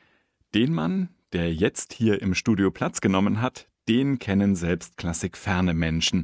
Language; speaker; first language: German; native; German